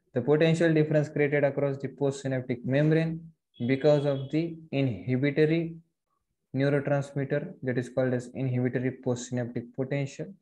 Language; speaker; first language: English; non-native, local second language; Marathi